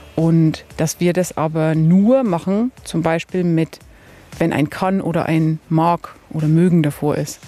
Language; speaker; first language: German; native; German